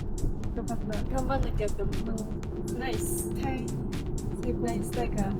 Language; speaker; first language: Japanese; native; Japanese